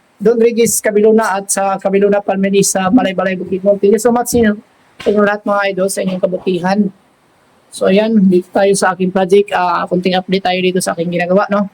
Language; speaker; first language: Filipino; non-native, local second language; Cebuano